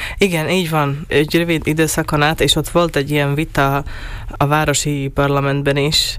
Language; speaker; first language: Hungarian; non-native, local second language; Slovak